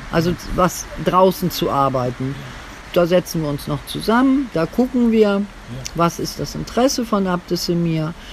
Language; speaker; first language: German; native; German